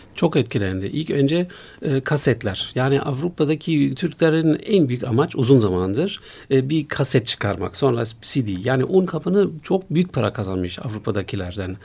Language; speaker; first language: Turkish; non-native, fluent; German